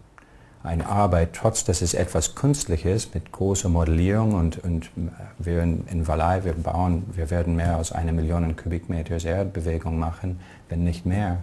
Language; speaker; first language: German; non-native, fluent; English